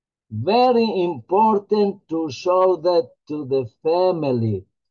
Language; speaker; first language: English; non-native, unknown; Hebrew